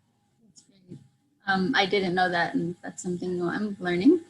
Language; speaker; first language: English; native; English